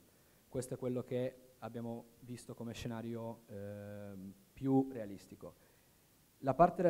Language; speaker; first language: Italian; native; Italian